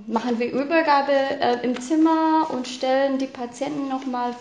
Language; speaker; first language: German; non-native, fluent; Filipino